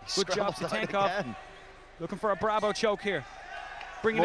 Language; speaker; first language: English; native; English